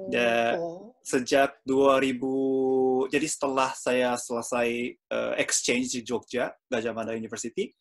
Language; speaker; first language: Indonesian; non-native, fluent; Japanese